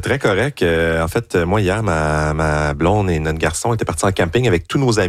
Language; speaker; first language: French; native; French